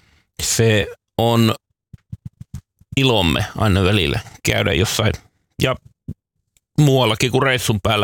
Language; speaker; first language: Finnish; native; Finnish